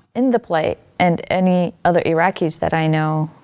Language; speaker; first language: English; non-native, fluent; Arabic